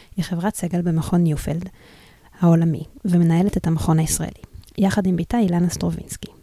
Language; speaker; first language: Hebrew; native; Hebrew